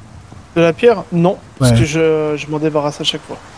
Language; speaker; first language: French; native; French